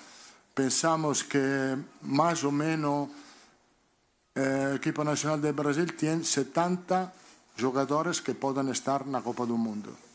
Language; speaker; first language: Portuguese; non-native, fluent; Italian